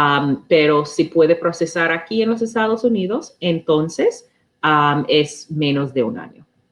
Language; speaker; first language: Spanish; non-native, learner; English